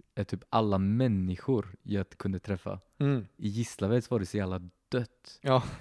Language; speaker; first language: Swedish; native; Swedish